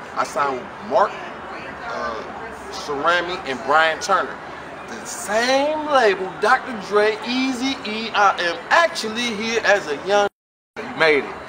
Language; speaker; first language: English; native; English